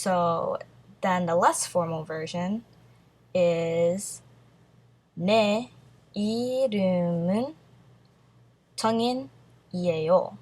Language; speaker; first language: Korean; early bilingual, heritage; Korean